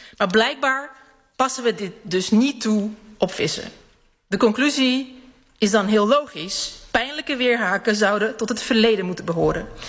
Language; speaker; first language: Dutch; early bilingual, other home language; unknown